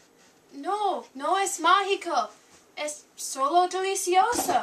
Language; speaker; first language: Spanish; non-native, learner; English